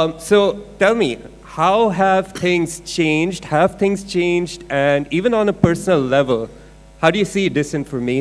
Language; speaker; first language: English; non-native, local second language; Urdu